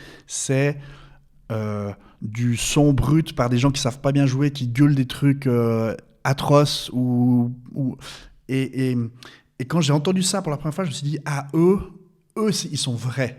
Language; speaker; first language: French; native; French